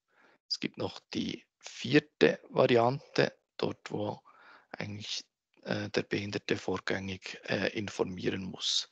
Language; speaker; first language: German; native; German